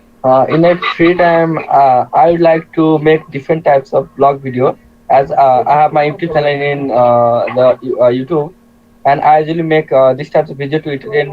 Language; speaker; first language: English; non-native, learner; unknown